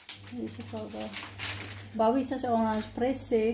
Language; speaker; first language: French; non-native, fluent; Indonesian